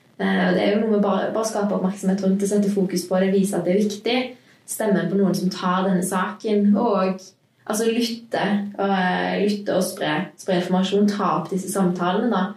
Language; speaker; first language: Norwegian; native; Norwegian